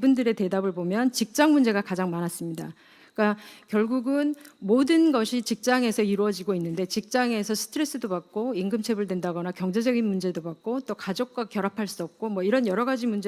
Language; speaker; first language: Korean; native; Korean